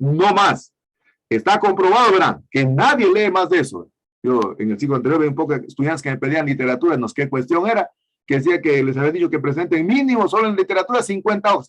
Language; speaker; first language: Spanish; native; Spanish